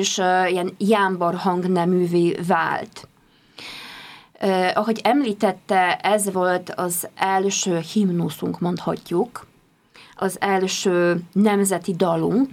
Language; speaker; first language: Hungarian; non-native, fluent; Polish